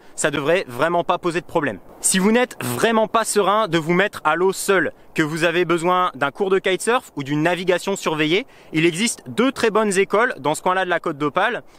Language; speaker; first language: French; native; French